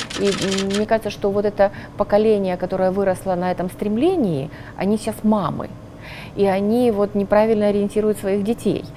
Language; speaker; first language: Russian; non-native, local second language; Ukrainian